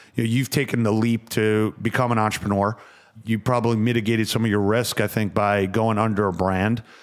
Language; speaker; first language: English; native; English